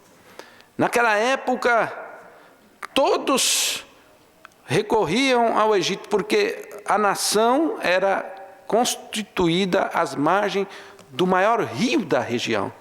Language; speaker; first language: Portuguese; native; Portuguese